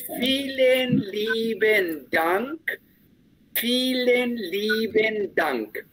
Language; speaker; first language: German; non-native, fluent; Spanish